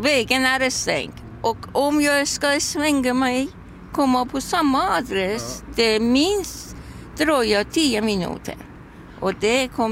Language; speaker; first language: Swedish; non-native, learner; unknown